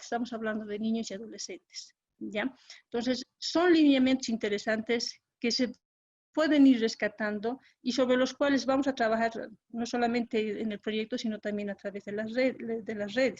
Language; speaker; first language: Spanish; native; Spanish